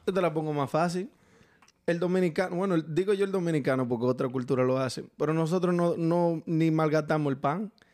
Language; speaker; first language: Spanish; native; Spanish